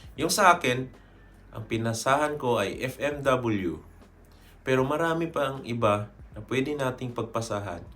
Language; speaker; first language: Filipino; native; Filipino